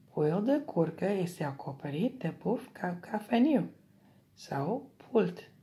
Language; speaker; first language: Romanian; non-native, learner; English